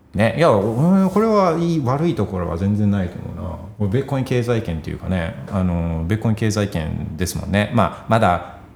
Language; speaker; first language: Japanese; early bilingual, heritage; Japanese